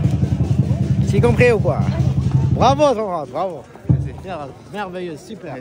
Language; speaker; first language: French; native; French